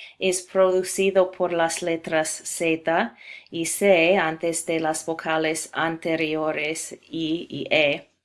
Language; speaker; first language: Spanish; non-native, fluent; English